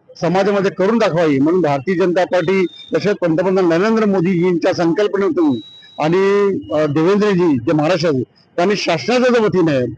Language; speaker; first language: Marathi; non-native, local second language; Hindi